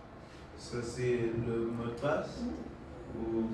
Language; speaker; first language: French; non-native, learner; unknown